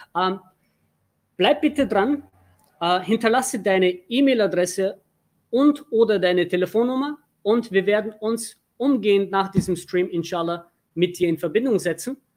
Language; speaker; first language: German; early bilingual, other home language; Turkish